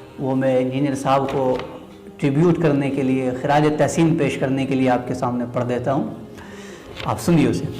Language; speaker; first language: Urdu; native; Urdu